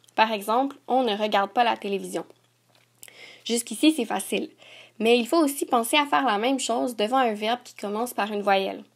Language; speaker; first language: French; native; French